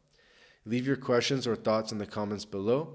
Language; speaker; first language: English; native; English